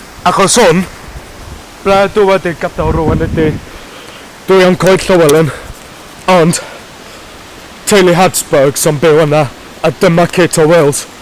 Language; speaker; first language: Welsh; non-native, learner; English